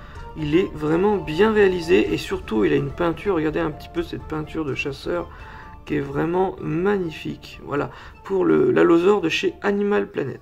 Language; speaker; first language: French; native; French